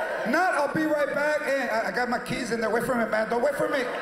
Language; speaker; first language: English; early bilingual, other home language; Spanish